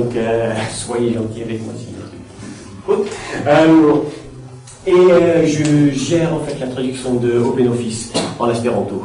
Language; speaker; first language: French; non-native, fluent; English